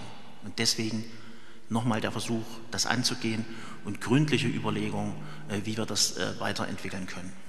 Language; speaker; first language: German; native; German